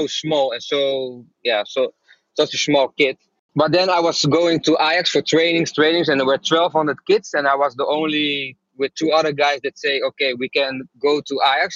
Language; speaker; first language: English; non-native, fluent; Dutch